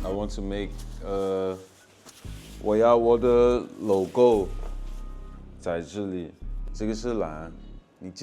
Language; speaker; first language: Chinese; non-native, learner; English